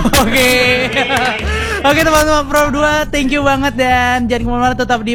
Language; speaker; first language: Indonesian; native; Indonesian